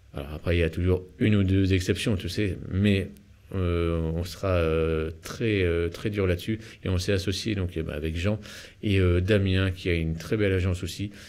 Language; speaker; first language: French; native; French